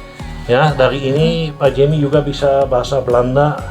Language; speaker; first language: Indonesian; non-native, fluent; Dutch